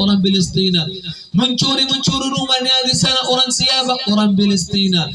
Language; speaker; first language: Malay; non-native, fluent; Arabic